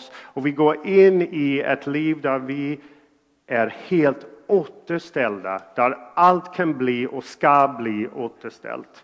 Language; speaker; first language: Swedish; non-native, fluent; English